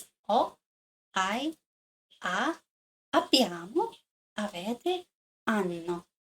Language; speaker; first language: Italian; non-native, learner; English